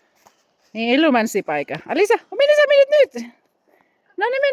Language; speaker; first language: Finnish; non-native, learner; Filipino